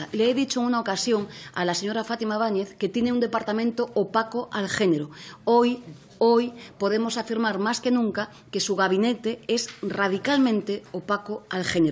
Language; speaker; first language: Spanish; native; Spanish